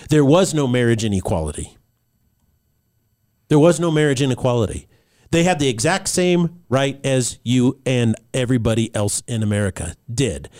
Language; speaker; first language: English; native; English